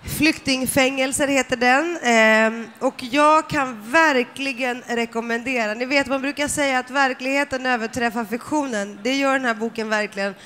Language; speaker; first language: Swedish; early bilingual, other home language; Greek